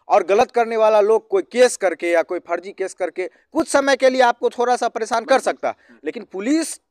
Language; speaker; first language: Hindi; native; Hindi